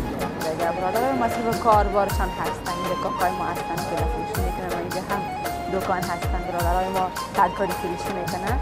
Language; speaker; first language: Persian; native; Persian